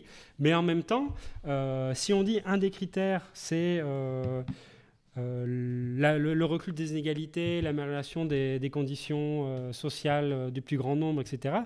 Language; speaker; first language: French; native; French